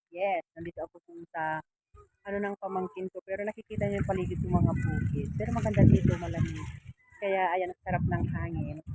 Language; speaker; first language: Filipino; non-native, local second language; Iloko